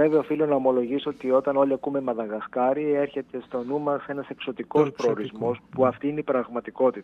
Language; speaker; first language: Greek; native; Greek